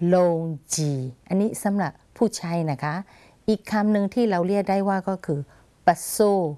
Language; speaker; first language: Thai; non-native, fluent; Burmese